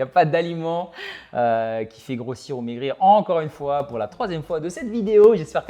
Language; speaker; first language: French; native; French